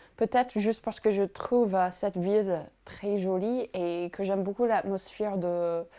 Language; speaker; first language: French; non-native, fluent; English